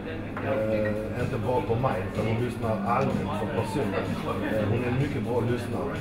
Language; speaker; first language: Swedish; early bilingual, other home language; Macedonian